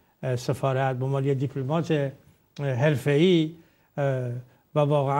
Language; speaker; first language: Persian; native; Persian